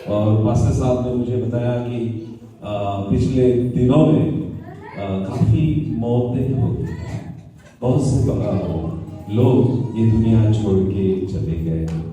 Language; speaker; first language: Hindi; non-native, local second language; Marathi